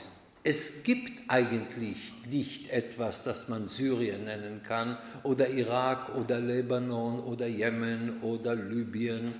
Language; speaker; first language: German; non-native, fluent; Hebrew